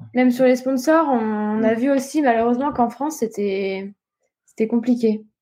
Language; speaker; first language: French; native; French